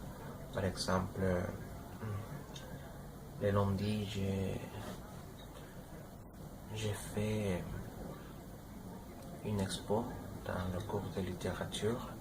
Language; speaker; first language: French; non-native, learner; Spanish